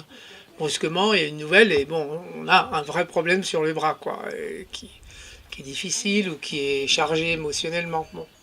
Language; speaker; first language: French; native; French